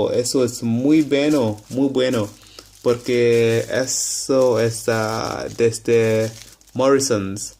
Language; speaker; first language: Spanish; non-native, learner; English